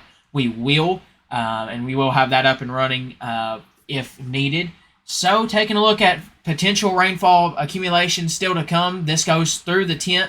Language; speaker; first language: English; native; English